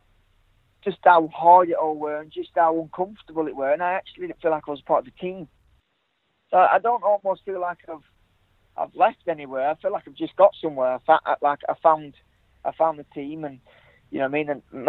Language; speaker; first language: English; native; English